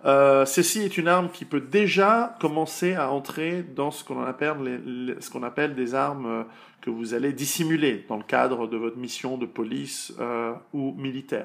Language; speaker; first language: French; native; French